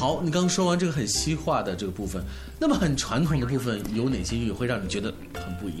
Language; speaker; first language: Chinese; native; Chinese